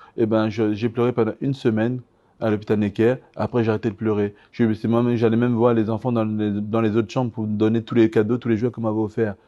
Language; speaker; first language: French; early bilingual, other home language; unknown